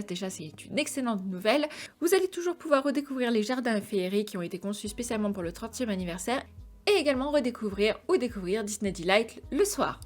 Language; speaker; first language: French; native; French